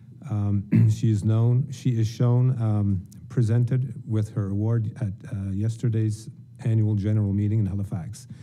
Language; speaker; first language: English; non-native, local second language; French